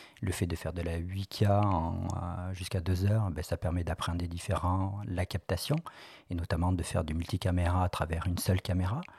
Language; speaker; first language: French; native; French